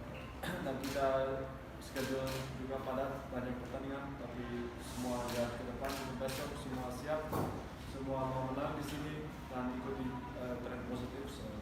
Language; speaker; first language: Indonesian; non-native, fluent; Dutch